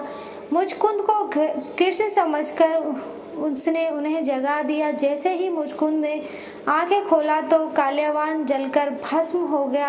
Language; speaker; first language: Hindi; native; Hindi